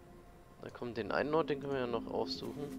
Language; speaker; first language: German; native; German